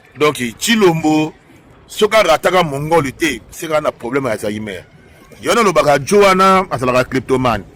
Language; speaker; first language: Lingala; non-native, local second language; Kongo